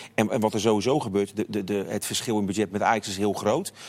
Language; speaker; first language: Dutch; native; Dutch